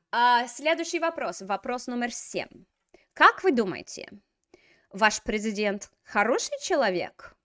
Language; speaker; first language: Russian; non-native, fluent; English